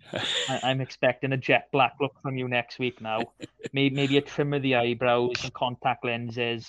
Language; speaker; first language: English; native; English